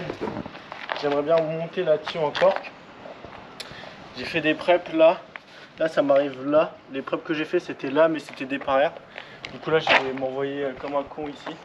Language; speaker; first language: French; native; French